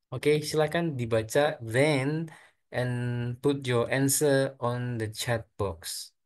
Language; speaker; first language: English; non-native, fluent; Indonesian